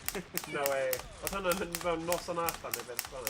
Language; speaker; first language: Welsh; native; Welsh